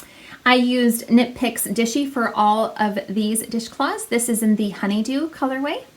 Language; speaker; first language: English; native; English